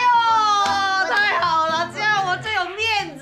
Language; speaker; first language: Chinese; non-native, fluent; Korean